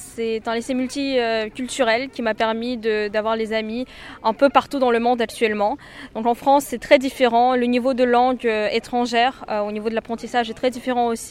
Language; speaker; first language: French; non-native, fluent; Russian